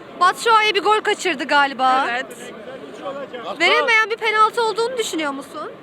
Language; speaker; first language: Turkish; native; Turkish